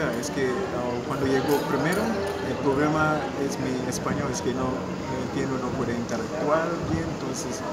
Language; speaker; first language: Spanish; non-native, learner; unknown